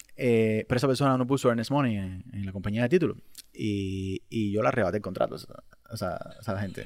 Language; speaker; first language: Spanish; native; Spanish